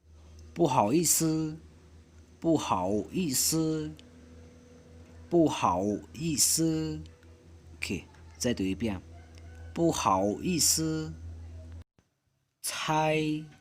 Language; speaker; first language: Chinese; non-native, fluent; Hmong